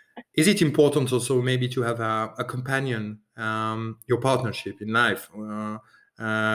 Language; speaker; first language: English; non-native, fluent; French